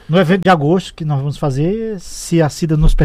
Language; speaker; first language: Portuguese; native; Portuguese